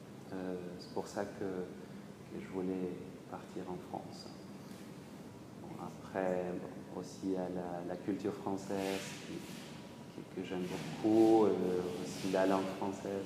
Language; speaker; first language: French; non-native, fluent; Spanish